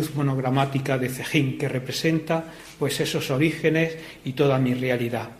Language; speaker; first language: Spanish; native; Spanish